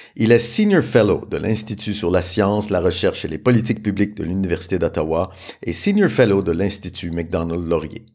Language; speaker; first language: French; native; French